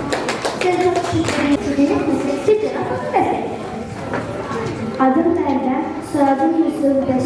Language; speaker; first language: Turkish; non-native, learner; Kurdish